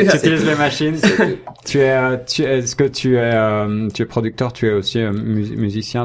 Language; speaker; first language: French; native; French